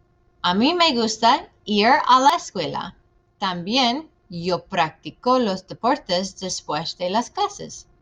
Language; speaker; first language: Spanish; non-native, fluent; English